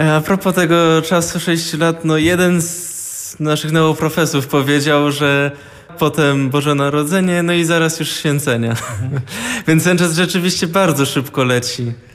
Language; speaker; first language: Polish; early bilingual, heritage; Polish